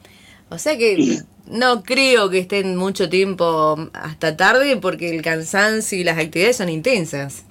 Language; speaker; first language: Spanish; native; Spanish